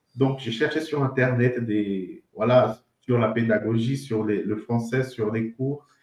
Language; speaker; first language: French; non-native, fluent; Portuguese